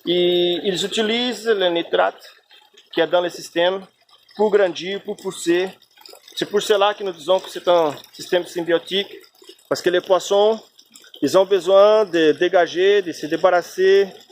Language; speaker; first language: French; non-native, fluent; Portuguese